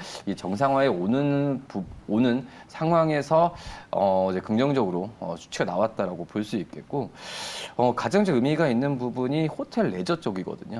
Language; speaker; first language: Korean; native; Korean